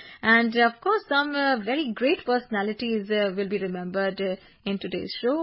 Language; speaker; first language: English; non-native, local second language; Urdu